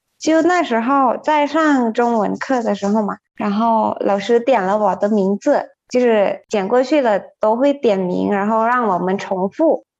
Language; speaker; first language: Chinese; non-native, fluent; Thai